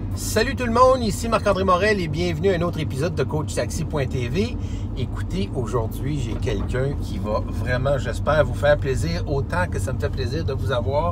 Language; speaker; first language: French; native; French